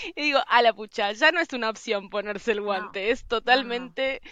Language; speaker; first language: Spanish; native; Spanish